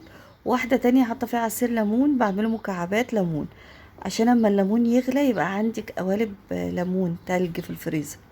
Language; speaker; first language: Arabic; native; Arabic